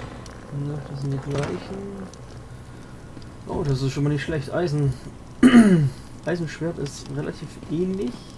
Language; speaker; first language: German; native; German